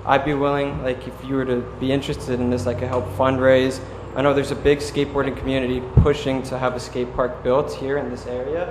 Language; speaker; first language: English; native; English